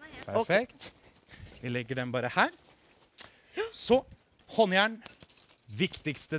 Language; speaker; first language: Norwegian; native; Norwegian